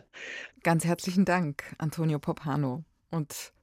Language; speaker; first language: German; native; German